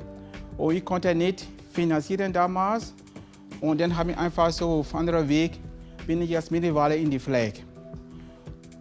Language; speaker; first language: German; non-native, learner; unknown